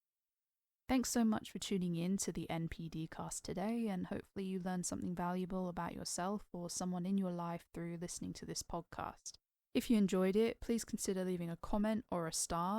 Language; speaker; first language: English; native; English